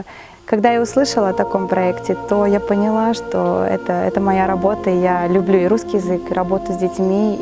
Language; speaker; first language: Russian; non-native, fluent; Serbian